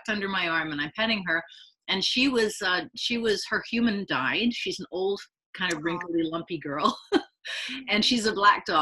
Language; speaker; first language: English; native; English